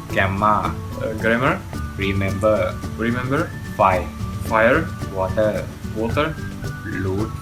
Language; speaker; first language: English; non-native, learner; Thai